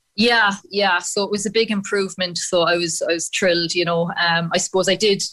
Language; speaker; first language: English; native; English